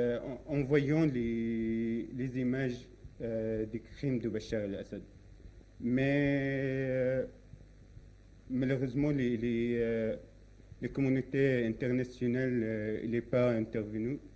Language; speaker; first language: French; non-native, learner; Arabic